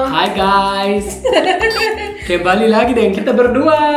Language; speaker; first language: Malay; non-native, fluent; German